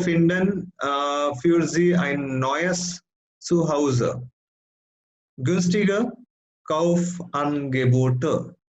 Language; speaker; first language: German; non-native, fluent; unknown